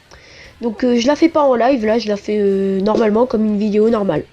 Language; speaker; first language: French; native; French